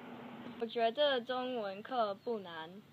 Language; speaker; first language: Chinese; non-native, learner; English